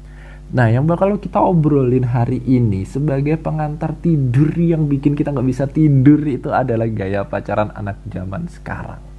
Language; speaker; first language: Indonesian; native; Indonesian